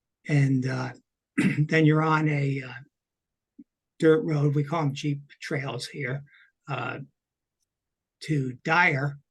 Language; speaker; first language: English; native; English